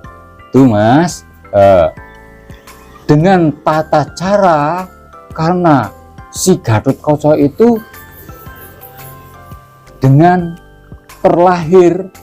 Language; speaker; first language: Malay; non-native, local second language; Javanese